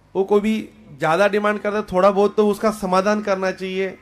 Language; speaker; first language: Hindi; non-native, local second language; Marathi